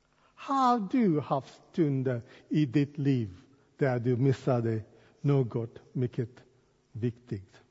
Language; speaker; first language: Swedish; non-native, fluent; English